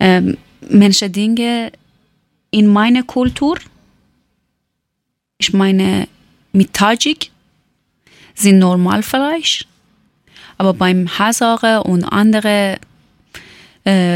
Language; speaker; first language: German; non-native, learner; Persian